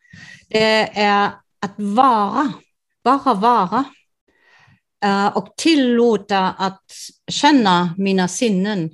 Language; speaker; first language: Swedish; non-native, fluent; German